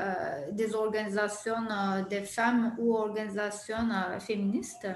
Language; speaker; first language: French; non-native, fluent; Turkish